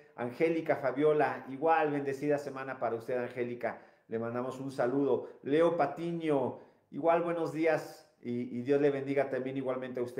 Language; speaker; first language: Spanish; native; Spanish